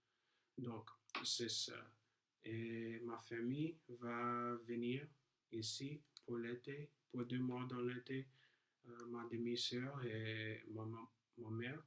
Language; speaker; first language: French; non-native, learner; English